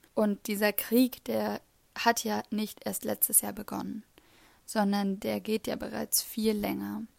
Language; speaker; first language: German; native; German